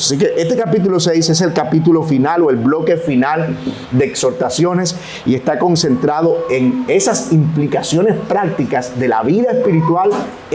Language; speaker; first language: Spanish; native; Spanish